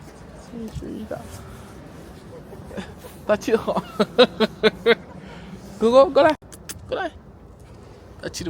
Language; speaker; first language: Chinese; non-native, learner; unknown